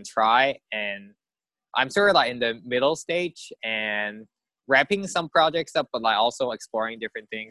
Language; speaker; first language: English; non-native, local second language; Cantonese